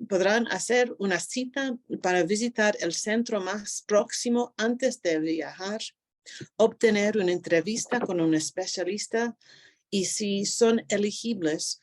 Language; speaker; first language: Spanish; non-native, fluent; English